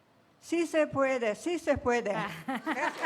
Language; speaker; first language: Spanish; non-native, fluent; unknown